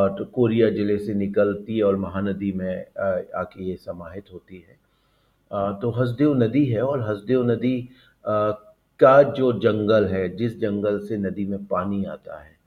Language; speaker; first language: Hindi; native; Hindi